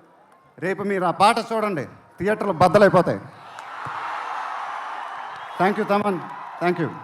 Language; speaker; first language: Telugu; native; Telugu